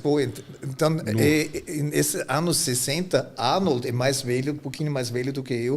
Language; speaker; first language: Portuguese; non-native, fluent; German